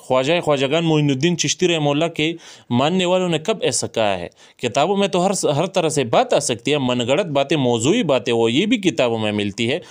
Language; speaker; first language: Urdu; native; Urdu